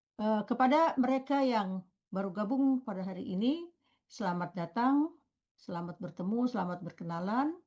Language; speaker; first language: Indonesian; native; Indonesian